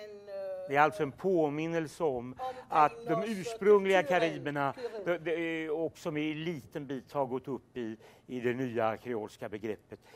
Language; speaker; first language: Swedish; native; Swedish